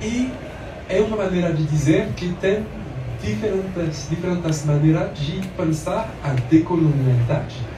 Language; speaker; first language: Portuguese; non-native, learner; French